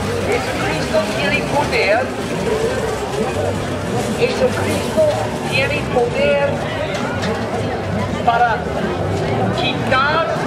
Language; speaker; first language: Spanish; non-native, learner; English